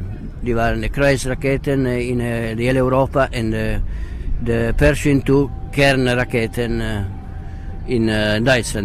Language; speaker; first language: Dutch; non-native, learner; Italian